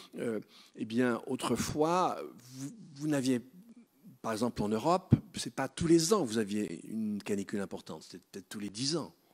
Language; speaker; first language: French; native; French